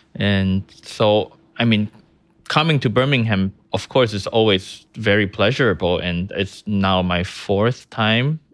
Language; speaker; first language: English; early bilingual, other home language; Chinese